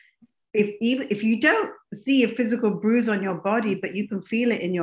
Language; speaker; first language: English; native; English